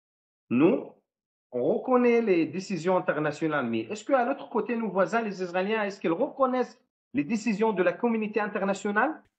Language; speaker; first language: French; non-native, fluent; Arabic